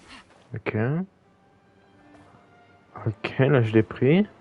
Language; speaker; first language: French; native; French